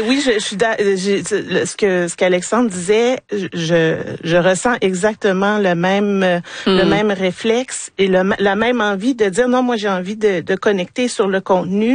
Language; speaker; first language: French; native; French